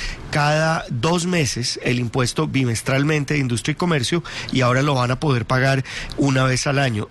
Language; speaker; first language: Spanish; native; Spanish